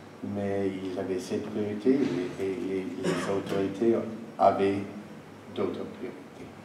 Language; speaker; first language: French; non-native, fluent; English